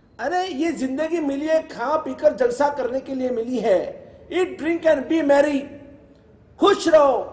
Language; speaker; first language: Hindi; non-native, local second language; Gujarati